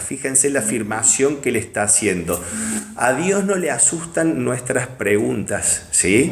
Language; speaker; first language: Spanish; native; Spanish